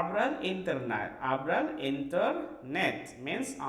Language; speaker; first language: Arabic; non-native, fluent; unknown